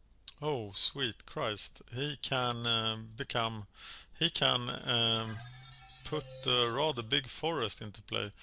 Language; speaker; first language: English; non-native, fluent; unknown